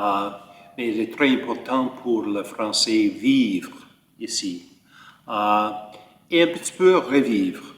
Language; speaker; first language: French; early bilingual, heritage; French